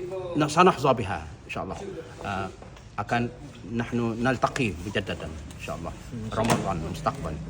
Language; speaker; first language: Arabic; non-native, learner; Malay